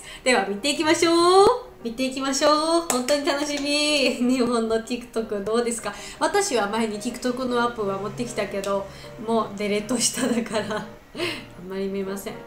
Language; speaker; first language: Japanese; non-native, learner; Georgian